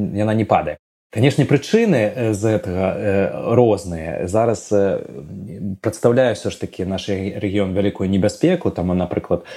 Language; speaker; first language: Belarusian; non-native, local second language; Russian